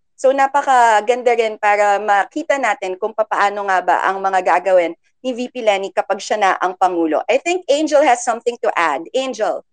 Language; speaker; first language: Filipino; native; Filipino